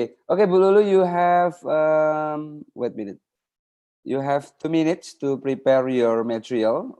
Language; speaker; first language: English; non-native, fluent; Indonesian